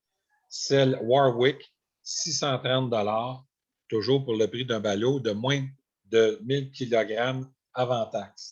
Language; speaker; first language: French; native; French